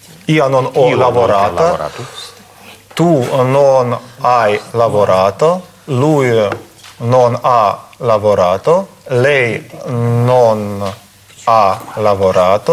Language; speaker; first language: Italian; non-native, learner; Russian